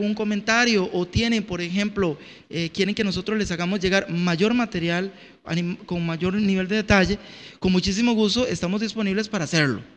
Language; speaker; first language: Spanish; native; Spanish